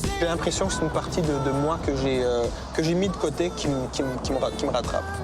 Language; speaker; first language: French; non-native, local second language; Kinyarwanda